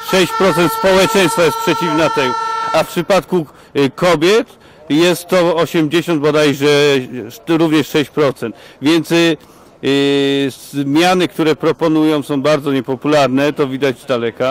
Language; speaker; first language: Polish; native; Polish